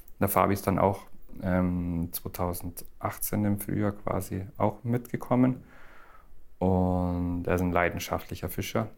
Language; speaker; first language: German; native; German